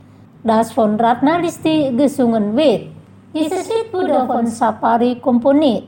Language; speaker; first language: German; non-native, fluent; Indonesian